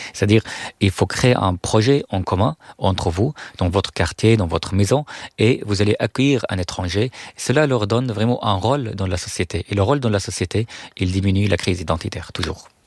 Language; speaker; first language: French; non-native, fluent; Arabic